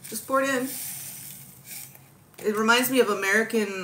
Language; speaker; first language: English; native; English